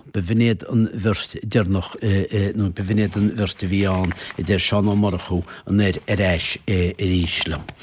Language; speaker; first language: Irish; native; Irish